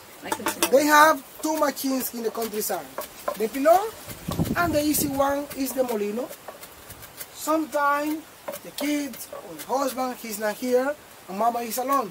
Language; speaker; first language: English; non-native, fluent; Spanish